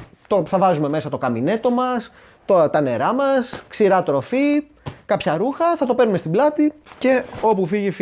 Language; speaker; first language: Greek; native; Greek